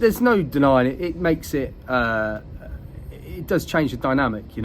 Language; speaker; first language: English; native; English